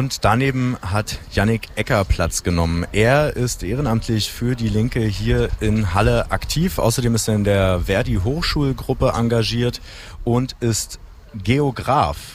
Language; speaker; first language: German; native; German